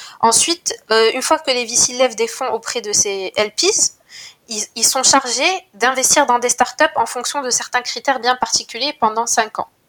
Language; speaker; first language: French; non-native, local second language; Arabic